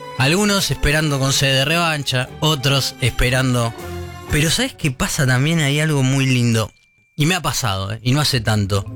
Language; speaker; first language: Spanish; native; Spanish